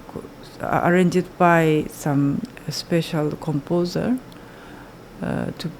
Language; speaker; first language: English; non-native, learner; Japanese